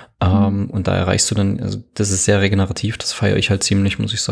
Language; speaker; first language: German; native; German